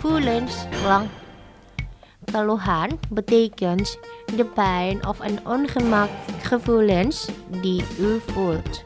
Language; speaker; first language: Dutch; non-native, fluent; Indonesian